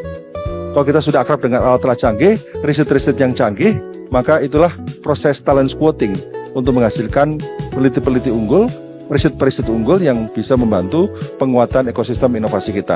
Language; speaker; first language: Indonesian; native; Indonesian